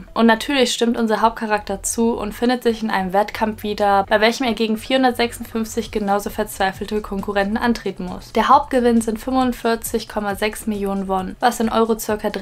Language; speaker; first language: German; native; German